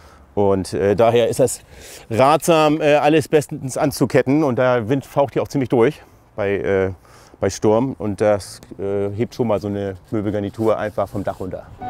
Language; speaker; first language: German; native; German